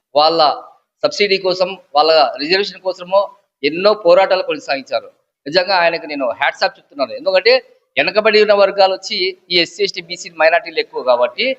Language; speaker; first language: Telugu; native; Telugu